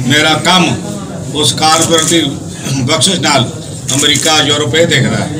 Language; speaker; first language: Hindi; non-native, local second language; Punjabi